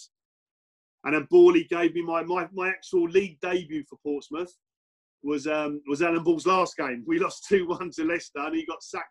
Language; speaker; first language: English; native; English